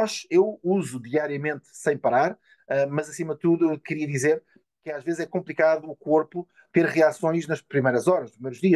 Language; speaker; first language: Portuguese; native; Portuguese